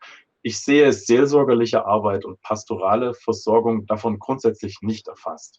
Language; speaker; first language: German; native; German